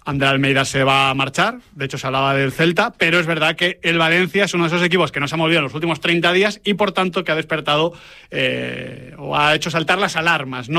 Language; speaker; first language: Spanish; native; Spanish